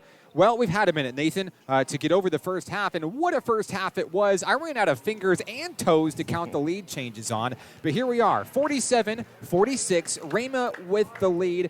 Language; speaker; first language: English; native; English